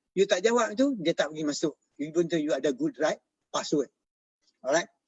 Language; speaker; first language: Malay; native; Malay